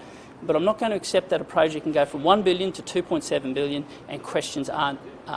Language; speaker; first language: English; native; English